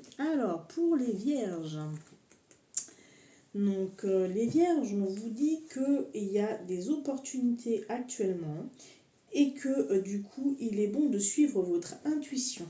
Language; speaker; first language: French; native; French